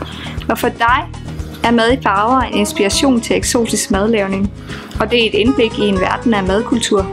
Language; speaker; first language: Danish; native; Danish